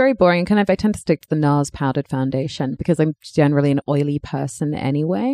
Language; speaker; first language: English; native; English